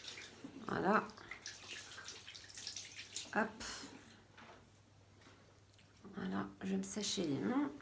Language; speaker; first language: French; native; French